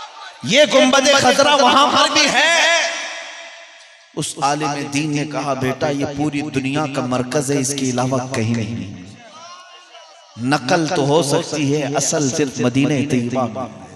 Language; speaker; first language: Urdu; native; Urdu